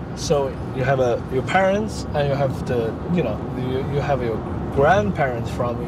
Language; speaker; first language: English; non-native, fluent; Chinese